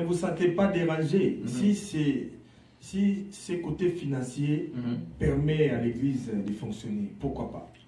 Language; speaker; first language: French; non-native, local second language; Lingala